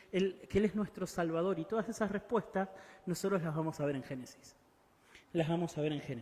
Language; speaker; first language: Spanish; native; Spanish